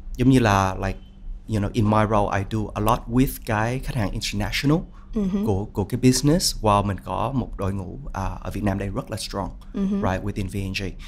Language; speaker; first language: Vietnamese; early bilingual, heritage; Vietnamese